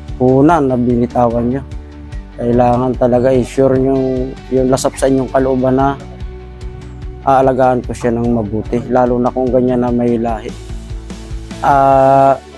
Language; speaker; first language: Filipino; native; Filipino